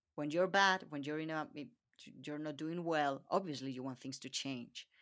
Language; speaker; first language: English; non-native, fluent; Spanish